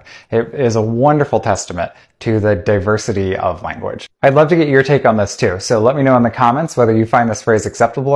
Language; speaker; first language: English; native; English